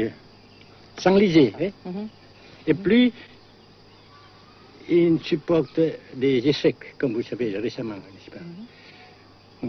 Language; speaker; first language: French; non-native, fluent; Vietnamese